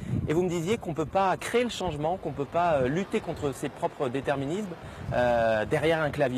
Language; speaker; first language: French; native; French